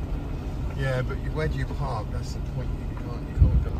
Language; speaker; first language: English; native; English